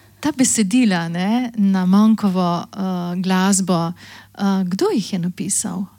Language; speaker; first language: Slovenian; native; Slovenian